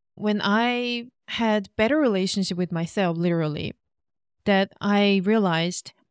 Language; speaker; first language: English; non-native, fluent; Korean